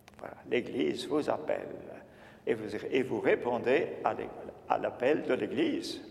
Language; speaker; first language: French; native; French